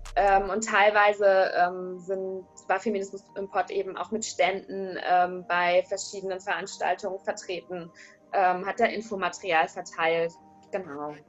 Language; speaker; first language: German; native; German